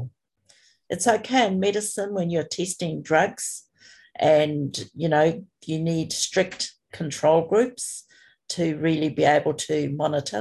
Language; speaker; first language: English; native; English